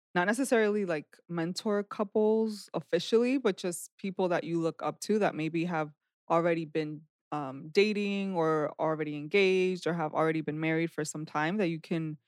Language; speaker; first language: English; native; English